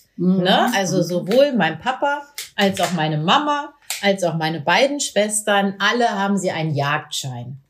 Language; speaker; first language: German; native; German